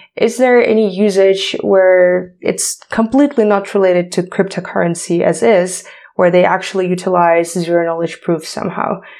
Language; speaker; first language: English; non-native, fluent; Ukrainian